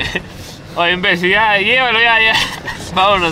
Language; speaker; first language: Spanish; native; Spanish